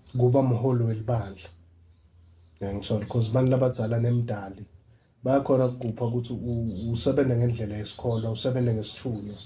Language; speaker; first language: Zulu; non-native, local second language; Swati